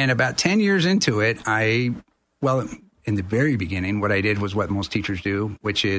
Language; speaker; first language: English; native; English